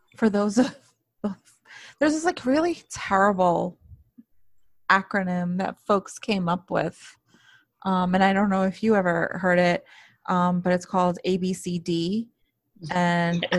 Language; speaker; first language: English; native; English